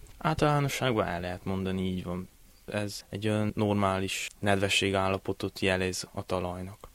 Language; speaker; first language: Hungarian; native; Hungarian